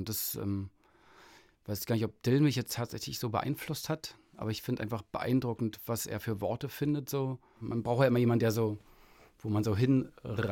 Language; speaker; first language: German; native; German